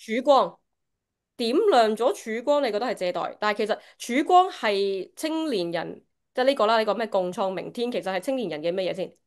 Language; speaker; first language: Cantonese; native; Cantonese